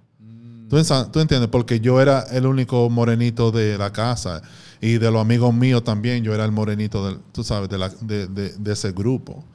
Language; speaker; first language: Spanish; early bilingual, heritage; Spanish